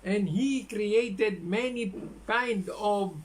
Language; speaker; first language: English; non-native, local second language; Filipino